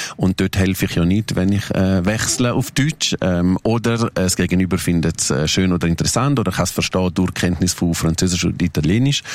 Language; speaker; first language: German; non-native, local second language; Romansh